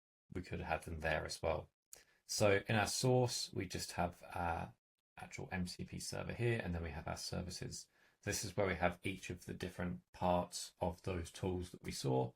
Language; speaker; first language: English; native; English